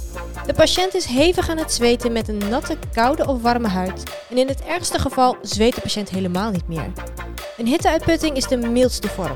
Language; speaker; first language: Dutch; native; Dutch